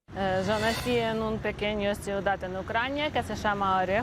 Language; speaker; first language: Spanish; non-native, learner; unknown